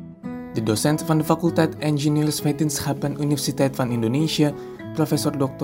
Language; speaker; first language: Dutch; non-native, fluent; Indonesian